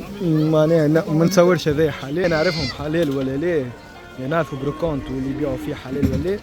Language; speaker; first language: Arabic; native; Arabic